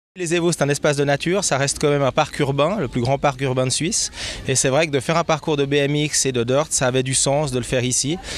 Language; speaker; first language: French; native; French